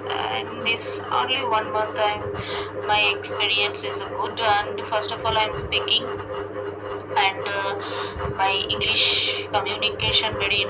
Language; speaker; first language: English; non-native, learner; Bangla